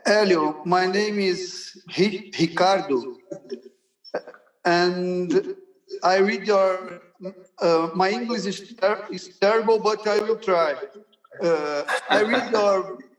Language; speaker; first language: English; non-native, learner; Portuguese